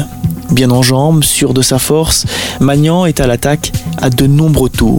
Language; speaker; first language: French; native; French